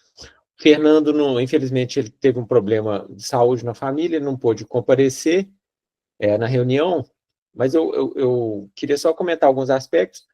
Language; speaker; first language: Portuguese; native; Portuguese